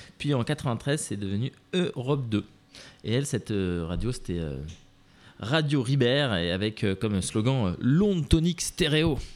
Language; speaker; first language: French; native; French